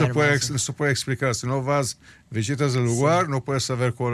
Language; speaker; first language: Spanish; early bilingual, heritage; Spanish